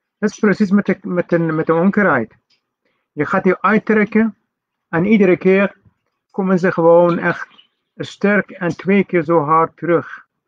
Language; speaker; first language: Dutch; non-native, fluent; Persian